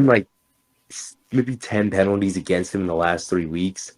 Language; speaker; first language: English; native; English